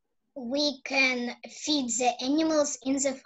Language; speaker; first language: English; non-native, learner; Russian